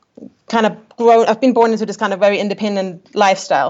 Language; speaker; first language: English; non-native, fluent; German